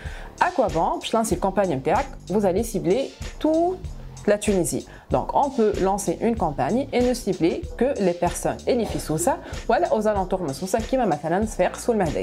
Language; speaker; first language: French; non-native, local second language; Arabic